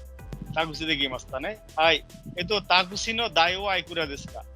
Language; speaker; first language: Japanese; non-native, fluent; Bangla